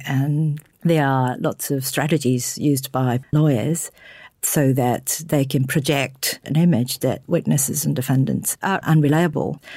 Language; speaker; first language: English; non-native, fluent; Japanese